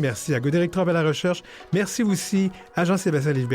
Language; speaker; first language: French; native; French